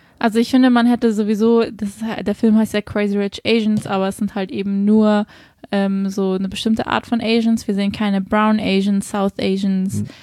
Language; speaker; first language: German; early bilingual, other home language; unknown